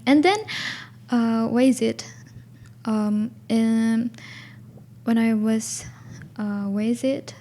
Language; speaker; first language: English; non-native, learner; Indonesian